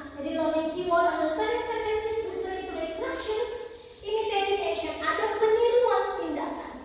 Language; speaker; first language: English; non-native, fluent; Indonesian